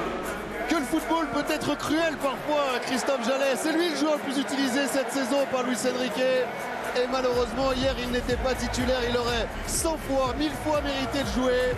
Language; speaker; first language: French; native; French